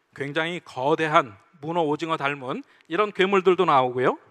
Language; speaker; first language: Korean; native; Korean